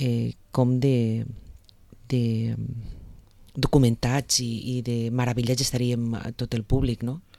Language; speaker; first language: Catalan; native; Catalan